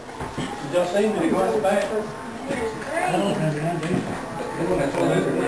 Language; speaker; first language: English; native; English